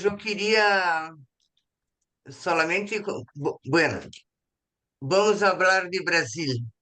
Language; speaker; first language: Spanish; non-native, fluent; Portuguese